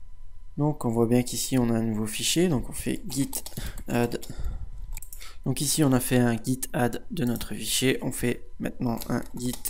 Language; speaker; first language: French; native; French